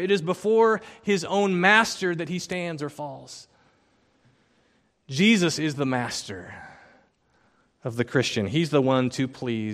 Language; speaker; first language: English; native; English